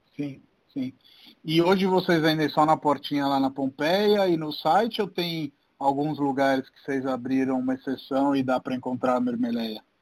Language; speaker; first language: Portuguese; non-native, fluent; Italian